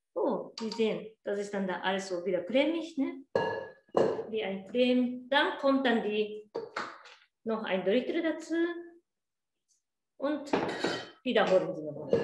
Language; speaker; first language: German; non-native, learner; Japanese